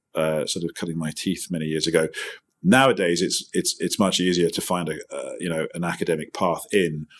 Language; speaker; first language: English; native; English